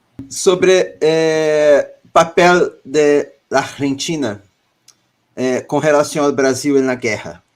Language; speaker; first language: Spanish; non-native, learner; Portuguese